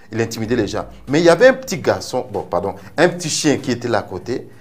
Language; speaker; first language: French; non-native, local second language; Lingala